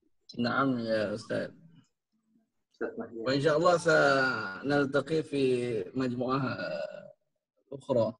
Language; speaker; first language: Arabic; non-native, fluent; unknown